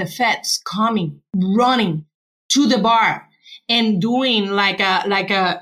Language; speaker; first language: English; non-native, fluent; Spanish